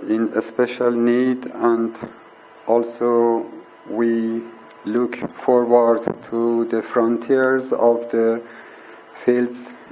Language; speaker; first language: English; non-native, fluent; Persian